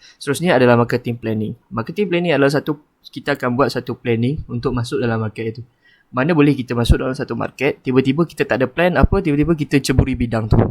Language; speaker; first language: Malay; native; Malay